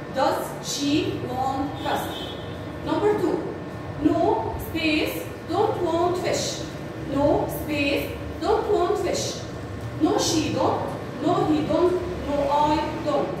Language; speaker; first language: English; non-native, learner; Arabic